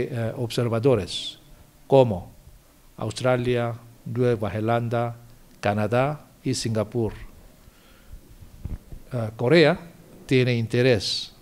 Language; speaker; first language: Spanish; non-native, fluent; Korean